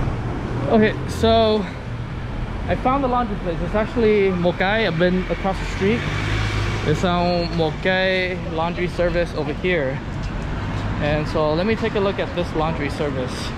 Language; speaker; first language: English; early bilingual, other home language; Vietnamese